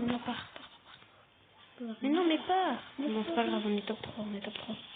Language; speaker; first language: French; native; French